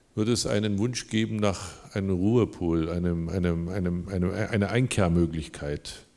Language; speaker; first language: German; non-native, local second language; Upper Sorbian